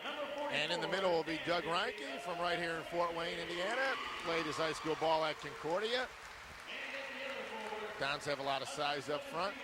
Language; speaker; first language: English; native; English